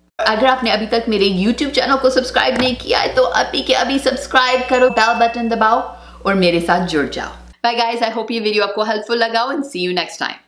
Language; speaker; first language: Hindi; native; Hindi